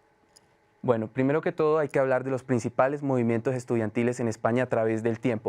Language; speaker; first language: Spanish; native; Spanish